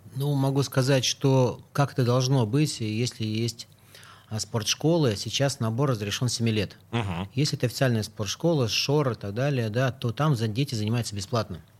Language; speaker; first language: Russian; native; Russian